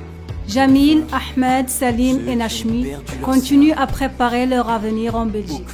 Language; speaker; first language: French; native; French